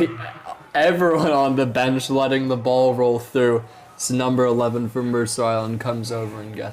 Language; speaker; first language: English; native; English